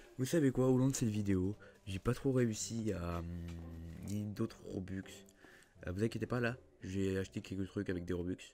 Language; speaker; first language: French; native; French